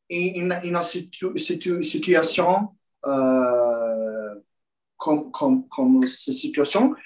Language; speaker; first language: French; non-native, learner; Portuguese